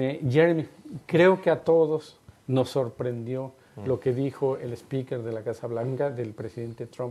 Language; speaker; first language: Spanish; native; Spanish